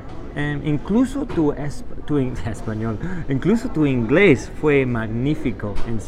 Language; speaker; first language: Spanish; non-native, fluent; English